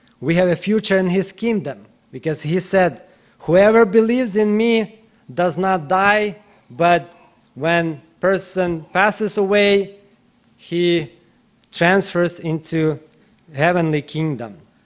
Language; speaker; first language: English; non-native, fluent; Ukrainian